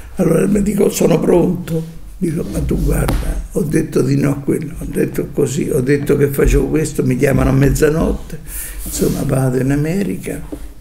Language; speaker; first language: Italian; native; Italian